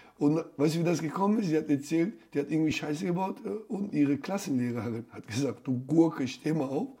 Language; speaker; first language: German; non-native, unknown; Turkish